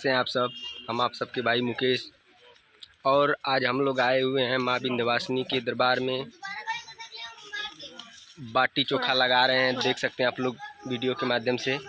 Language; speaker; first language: Hindi; non-native, local second language; Bhojpuri